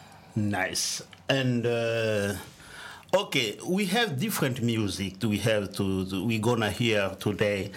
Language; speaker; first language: English; non-native, learner; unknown